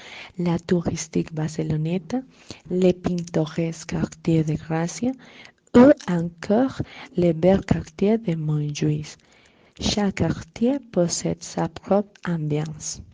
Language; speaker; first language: French; non-native, learner; Spanish